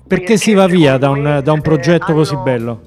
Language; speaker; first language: Italian; native; Italian